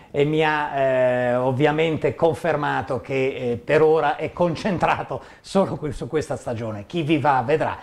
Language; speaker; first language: Italian; native; Italian